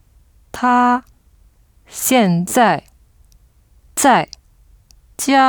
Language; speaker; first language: Chinese; non-native, learner; French